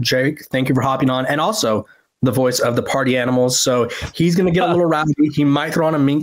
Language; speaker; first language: English; native; English